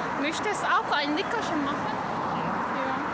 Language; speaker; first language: German; non-native, fluent; Korean